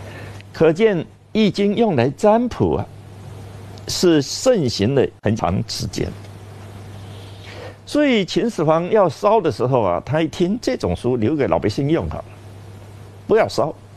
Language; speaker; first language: Chinese; native; Chinese